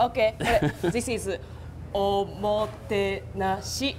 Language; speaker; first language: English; non-native, learner; Japanese